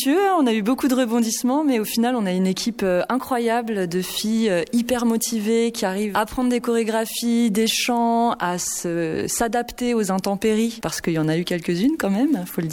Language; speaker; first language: French; non-native, fluent; Ukrainian